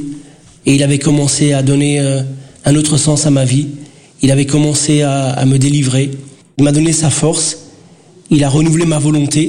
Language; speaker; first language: French; early bilingual, other home language; Portuguese